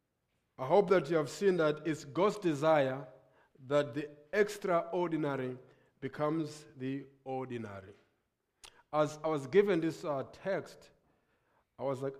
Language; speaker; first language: English; non-native, local second language; Nyanja